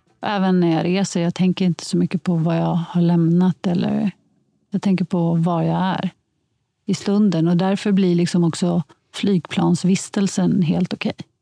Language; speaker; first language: Swedish; native; Swedish